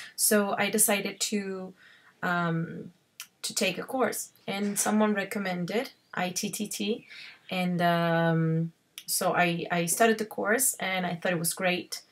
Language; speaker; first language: English; non-native, fluent; Spanish